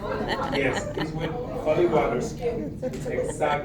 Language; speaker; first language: English; non-native, learner; Spanish